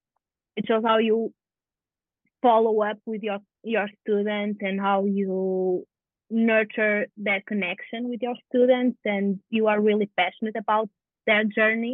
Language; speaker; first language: English; non-native, fluent; Portuguese